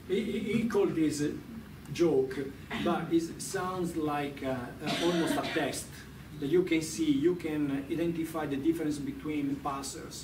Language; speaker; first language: English; non-native, fluent; Italian